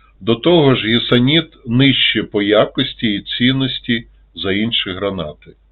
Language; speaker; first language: Ukrainian; non-native, local second language; Russian